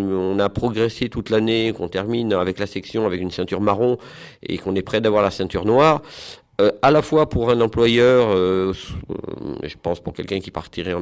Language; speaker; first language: French; native; French